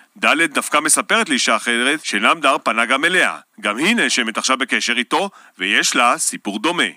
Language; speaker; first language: Hebrew; native; Hebrew